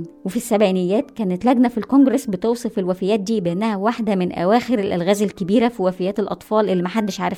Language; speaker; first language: Arabic; native; Arabic